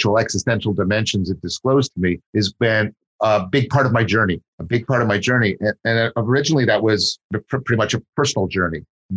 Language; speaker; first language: English; native; English